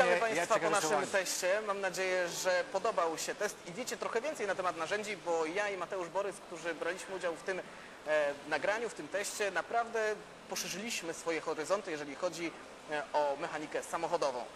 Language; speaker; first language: Polish; native; Polish